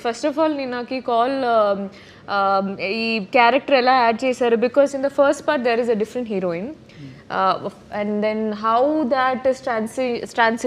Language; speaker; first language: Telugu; non-native, learner; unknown